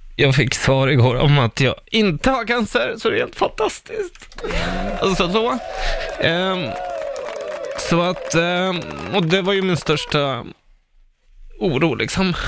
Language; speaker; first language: Swedish; early bilingual, other home language; Spanish